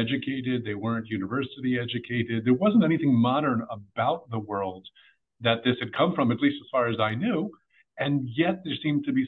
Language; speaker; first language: English; native; English